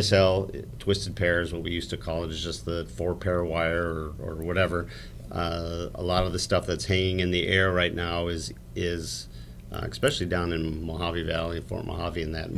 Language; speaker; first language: English; native; English